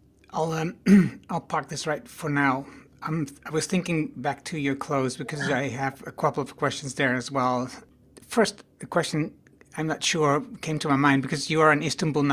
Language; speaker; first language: English; non-native, fluent; Dutch